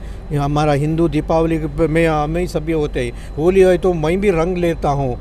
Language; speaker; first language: Hindi; non-native, local second language; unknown